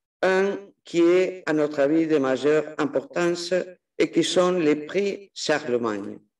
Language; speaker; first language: French; non-native, fluent; Spanish